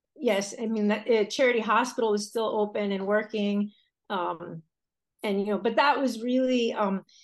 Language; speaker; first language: English; native; English